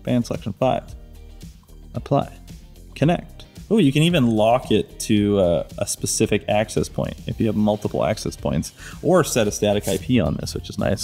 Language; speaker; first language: English; native; English